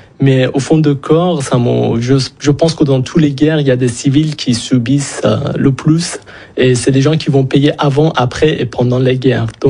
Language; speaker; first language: French; non-native, fluent; Persian